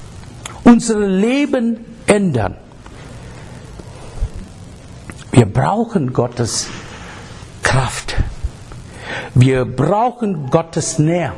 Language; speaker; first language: German; non-native, fluent; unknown